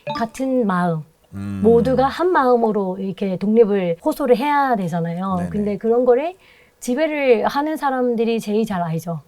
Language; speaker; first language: Korean; non-native, fluent; Burmese